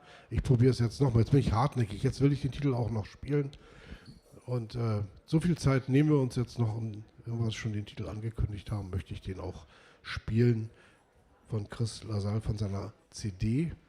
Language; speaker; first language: German; native; German